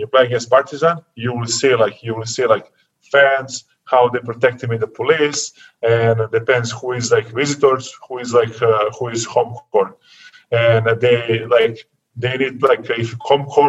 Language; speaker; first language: English; non-native, learner; Serbian